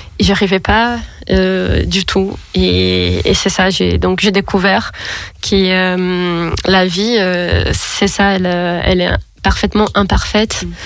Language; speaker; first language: French; non-native, fluent; Portuguese